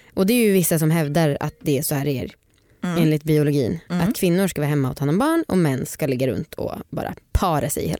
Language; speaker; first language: Swedish; native; Swedish